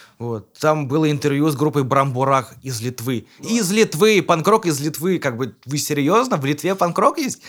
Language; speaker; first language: Russian; native; Russian